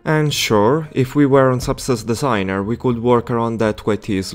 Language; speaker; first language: English; non-native, fluent; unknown